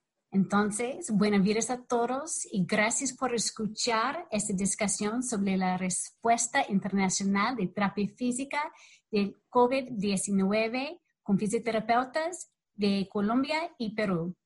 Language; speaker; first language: Spanish; non-native, learner; English